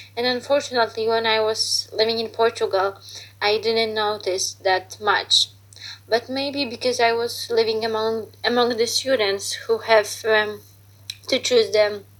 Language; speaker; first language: English; non-native, fluent; Polish